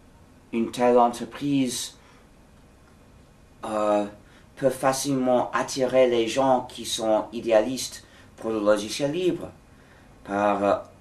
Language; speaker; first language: French; non-native, fluent; English